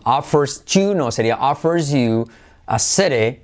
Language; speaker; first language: English; non-native, fluent; Spanish